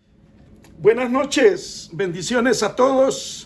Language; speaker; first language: Spanish; native; Spanish